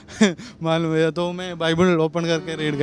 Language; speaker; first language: Hindi; non-native, local second language; Malayalam